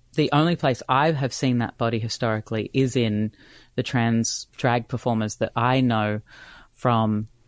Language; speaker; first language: English; native; English